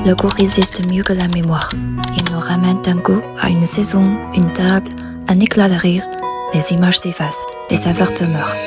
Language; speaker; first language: French; non-native, fluent; Chinese